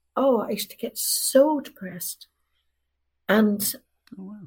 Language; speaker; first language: English; native; English